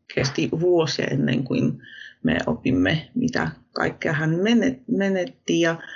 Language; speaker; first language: Finnish; non-native, fluent; Polish